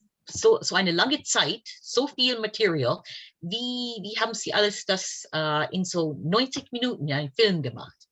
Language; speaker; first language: German; early bilingual, heritage; German